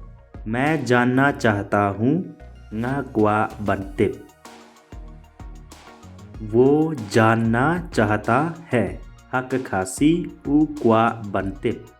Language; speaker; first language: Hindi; non-native, local second language; Khasi